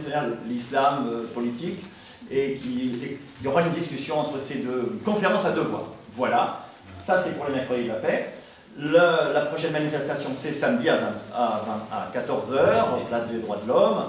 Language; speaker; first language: French; native; French